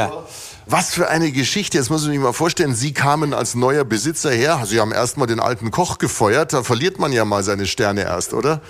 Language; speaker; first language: German; native; German